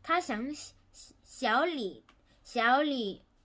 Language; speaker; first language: Chinese; non-native, learner; Korean